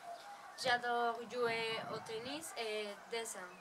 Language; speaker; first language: French; non-native, learner; Spanish